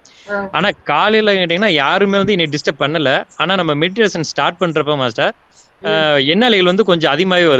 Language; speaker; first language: Tamil; native; Tamil